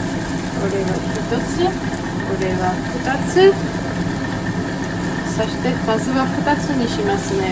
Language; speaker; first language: Japanese; non-native, learner; Georgian